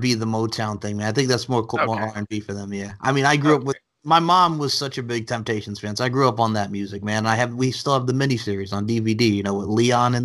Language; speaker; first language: English; native; English